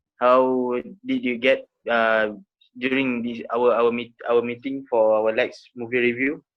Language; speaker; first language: English; non-native, local second language; Malay